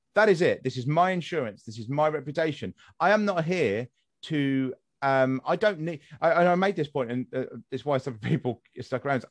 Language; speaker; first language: English; native; English